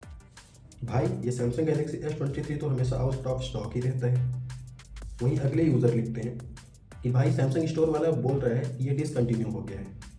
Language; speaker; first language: Hindi; native; Hindi